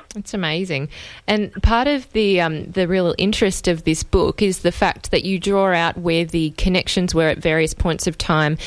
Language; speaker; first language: English; native; English